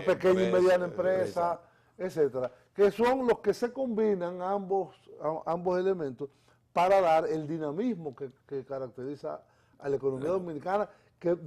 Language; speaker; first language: Spanish; native; Spanish